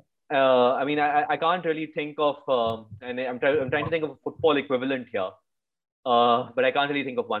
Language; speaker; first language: English; non-native, local second language; Hindi